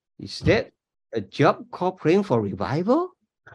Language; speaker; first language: English; non-native, local second language; Min Nan Chinese